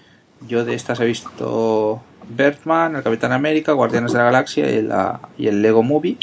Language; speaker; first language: Spanish; native; Spanish